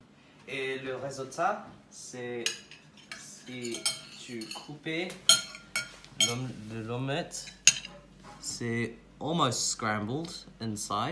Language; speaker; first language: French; non-native, learner; English